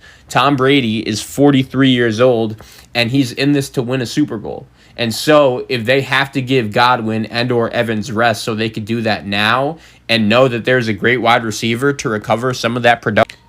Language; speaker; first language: English; native; English